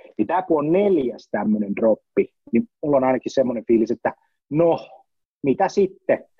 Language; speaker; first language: Finnish; native; Finnish